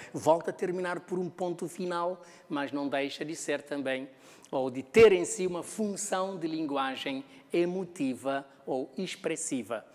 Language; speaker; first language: Portuguese; non-native, local second language; Kabuverdianu